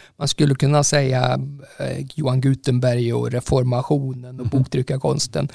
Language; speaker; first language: Swedish; native; Swedish